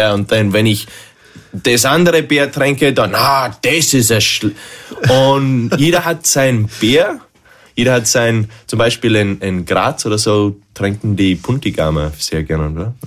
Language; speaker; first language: German; non-native, fluent; English